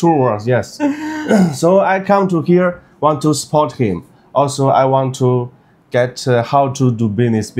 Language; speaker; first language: English; non-native, learner; Chinese